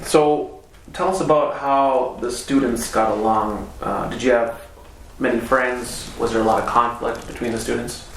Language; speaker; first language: English; native; English